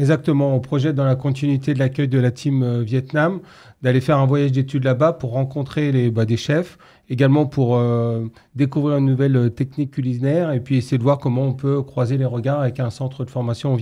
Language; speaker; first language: French; native; French